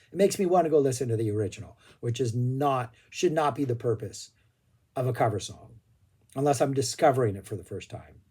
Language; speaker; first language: English; native; English